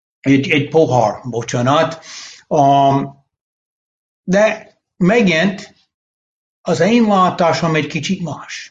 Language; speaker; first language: Hungarian; non-native, fluent; English